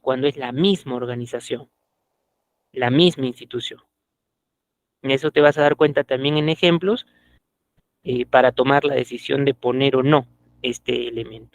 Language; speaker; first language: Spanish; native; Spanish